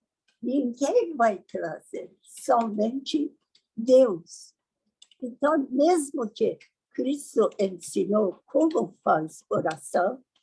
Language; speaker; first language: Portuguese; non-native, learner; Persian